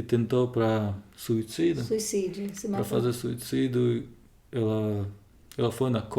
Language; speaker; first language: Portuguese; non-native, learner; Russian